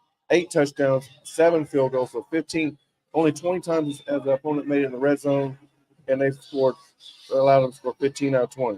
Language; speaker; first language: English; native; English